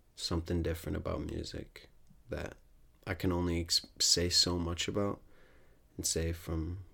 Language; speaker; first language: English; native; English